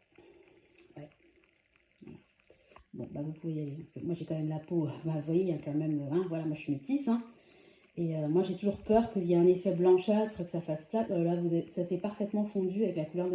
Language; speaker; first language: French; native; French